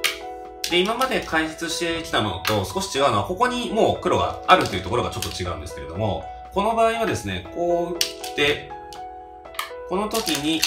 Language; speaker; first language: Japanese; native; Japanese